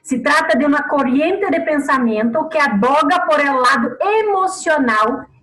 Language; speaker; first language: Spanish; non-native, learner; Portuguese